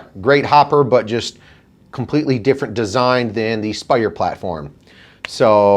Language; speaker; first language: English; native; English